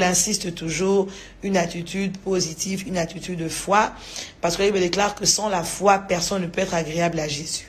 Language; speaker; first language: French; non-native, local second language; Lingala